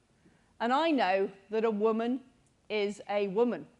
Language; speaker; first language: English; native; English